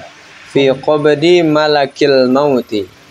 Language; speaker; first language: Arabic; non-native, fluent; Indonesian